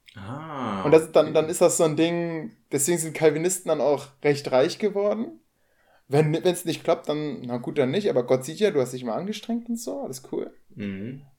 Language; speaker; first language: German; non-native, fluent; Polish